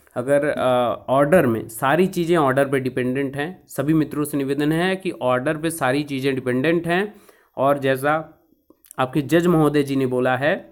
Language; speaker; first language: Hindi; native; Hindi